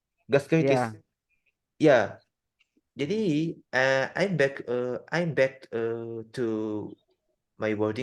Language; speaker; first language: English; non-native, learner; Indonesian